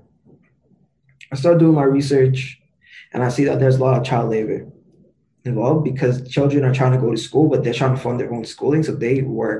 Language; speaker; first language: English; native; English